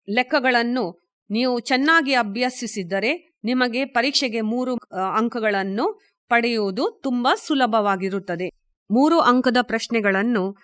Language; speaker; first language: Kannada; native; Kannada